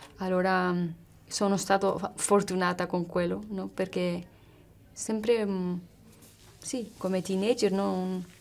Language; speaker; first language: Italian; non-native, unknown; Spanish